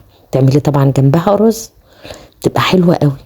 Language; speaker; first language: Arabic; native; Arabic